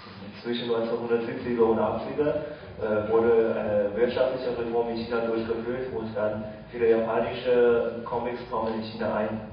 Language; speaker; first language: German; non-native, fluent; Chinese